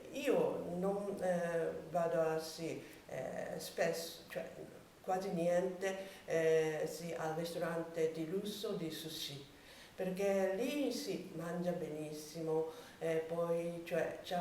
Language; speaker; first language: Italian; non-native, learner; Japanese